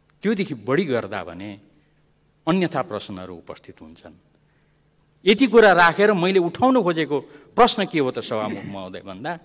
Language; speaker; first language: Nepali; non-native, local second language; Limbu